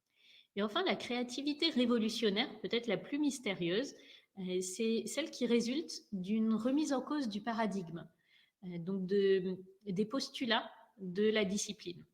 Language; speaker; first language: French; native; French